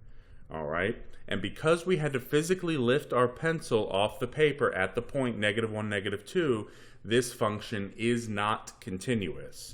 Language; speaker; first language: English; native; English